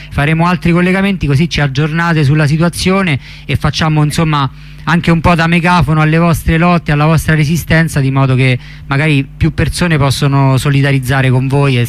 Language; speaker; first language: Italian; native; Italian